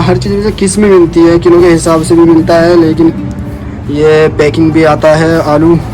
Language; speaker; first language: Urdu; native; Urdu